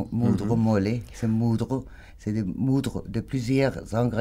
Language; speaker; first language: French; non-native, fluent; Spanish